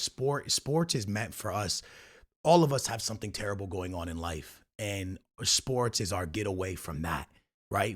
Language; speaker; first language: English; native; English